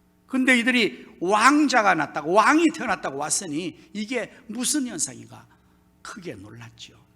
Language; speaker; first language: Korean; native; Korean